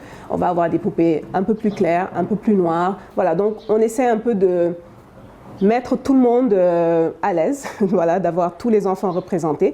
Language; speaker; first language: French; non-native, local second language; Wolof